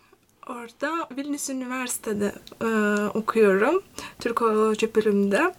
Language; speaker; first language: Turkish; non-native, fluent; Lithuanian